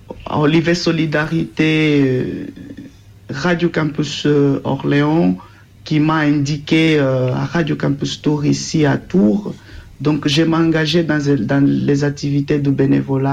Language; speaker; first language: French; non-native, learner; Portuguese